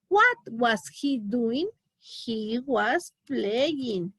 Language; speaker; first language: English; non-native, learner; Spanish